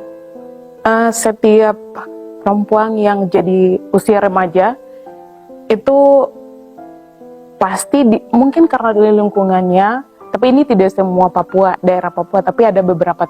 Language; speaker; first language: Indonesian; non-native, local second language; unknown